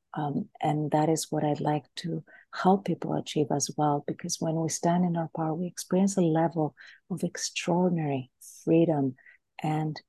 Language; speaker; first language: English; non-native, fluent; Greek